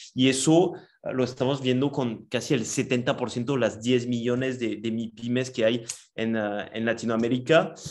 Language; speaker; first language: Spanish; non-native, fluent; French